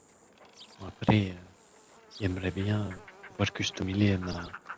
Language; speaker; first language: French; native; French